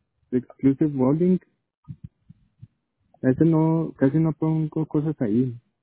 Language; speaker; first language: Spanish; native; Spanish